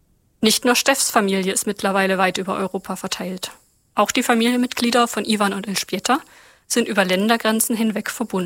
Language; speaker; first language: German; native; German